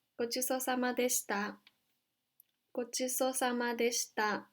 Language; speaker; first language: Japanese; non-native, fluent; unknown